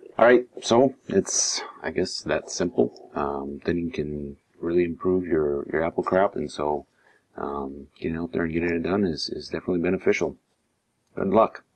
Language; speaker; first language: English; native; English